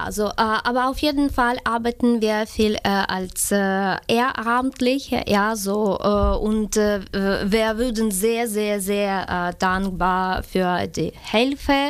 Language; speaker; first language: German; non-native, learner; Ukrainian